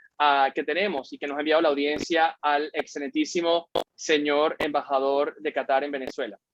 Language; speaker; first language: Spanish; native; Spanish